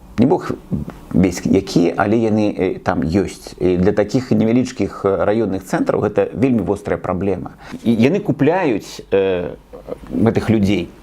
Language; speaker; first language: Belarusian; native; Belarusian